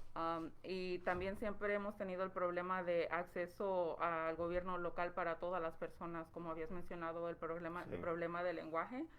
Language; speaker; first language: Spanish; early bilingual, heritage; Spanish